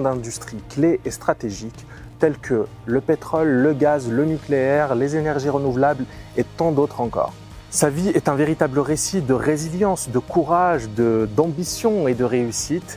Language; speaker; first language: French; native; French